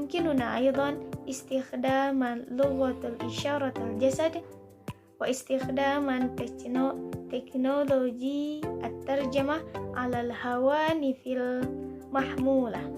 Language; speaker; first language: Arabic; non-native, learner; Indonesian